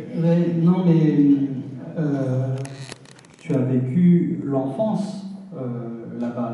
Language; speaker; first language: French; early bilingual, other home language; Arabic